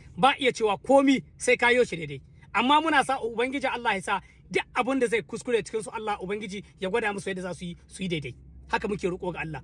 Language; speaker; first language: Hausa; native; Hausa